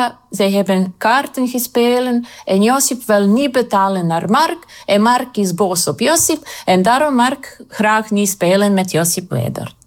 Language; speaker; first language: Dutch; non-native, learner; Croatian